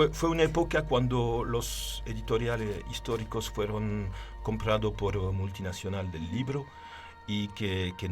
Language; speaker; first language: Spanish; non-native, learner; French